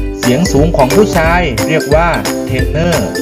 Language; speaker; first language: Thai; native; Thai